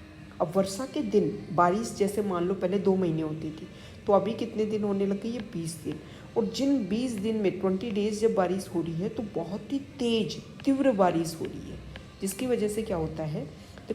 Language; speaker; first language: Hindi; native; Hindi